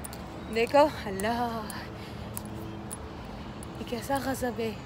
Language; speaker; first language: Hindi; non-native, local second language; Pashto